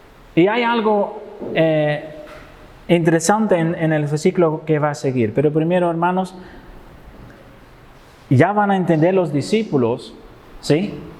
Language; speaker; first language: Spanish; non-native, fluent; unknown